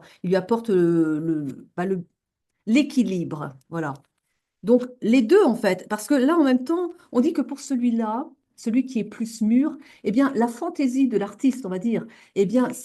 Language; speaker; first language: French; native; French